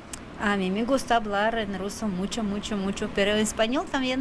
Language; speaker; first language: Spanish; non-native, learner; Russian